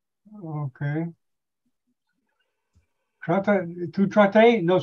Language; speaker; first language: Spanish; non-native, learner; English